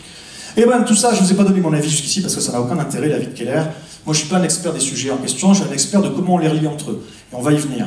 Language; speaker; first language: French; native; French